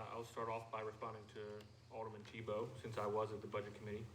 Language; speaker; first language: English; native; English